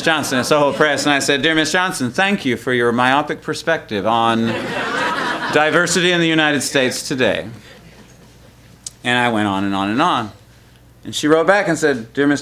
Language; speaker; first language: English; early bilingual, other home language; Spanish